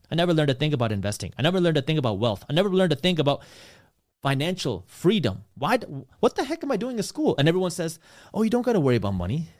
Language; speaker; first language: English; early bilingual, other home language; Punjabi